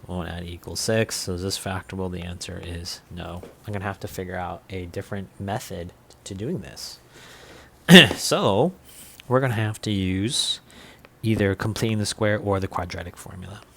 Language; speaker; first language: English; native; English